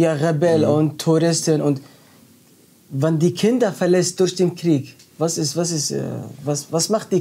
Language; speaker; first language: German; non-native, learner; Arabic